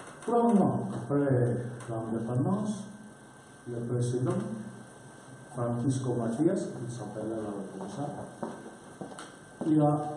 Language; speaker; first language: French; non-native, learner; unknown